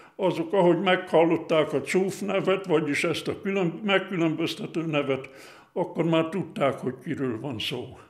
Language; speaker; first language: Hungarian; non-native, local second language; German